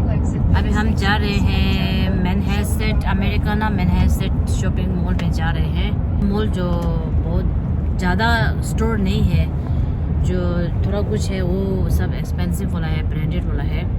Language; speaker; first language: Hindi; non-native, local second language; Tibetan